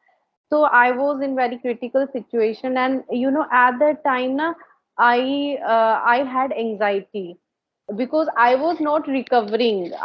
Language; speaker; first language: English; non-native, learner; Hindi